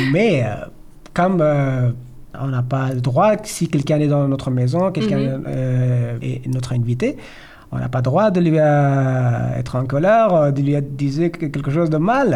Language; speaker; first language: French; non-native, learner; Persian